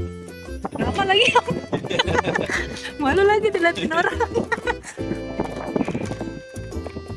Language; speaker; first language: Indonesian; native; Indonesian